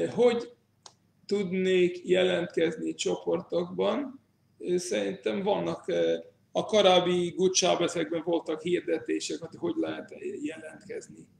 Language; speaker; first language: Hungarian; non-native, fluent; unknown